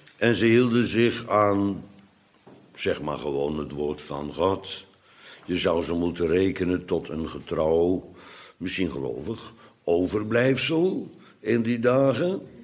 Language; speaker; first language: Dutch; native; Dutch